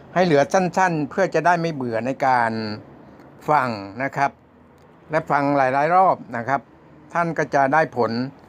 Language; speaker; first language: Thai; native; Thai